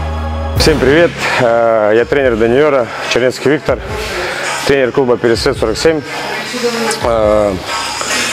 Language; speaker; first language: Russian; native; Russian